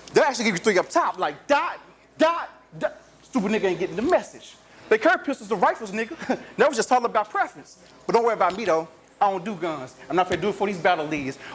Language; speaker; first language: English; native; English